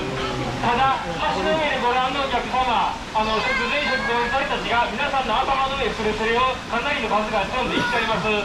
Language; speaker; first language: Japanese; native; Japanese